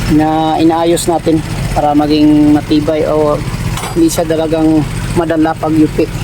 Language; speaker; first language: Filipino; non-native, local second language; Cebuano